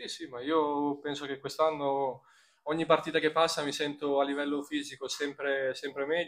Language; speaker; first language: Italian; native; Italian